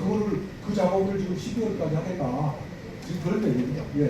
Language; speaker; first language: Korean; native; Korean